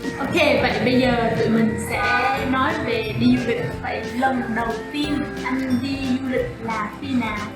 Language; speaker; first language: Vietnamese; native; Vietnamese